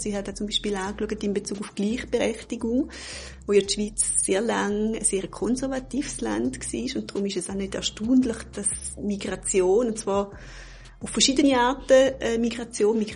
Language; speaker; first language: German; native; German